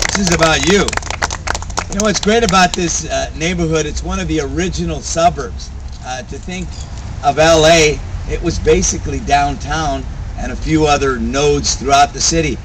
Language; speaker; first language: English; native; English